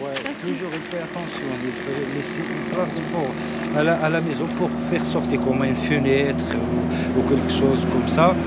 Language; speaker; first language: French; non-native, learner; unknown